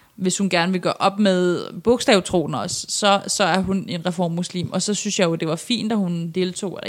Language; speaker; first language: Danish; non-native, fluent; Persian